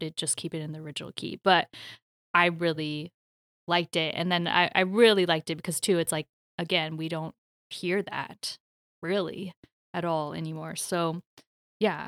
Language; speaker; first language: English; native; English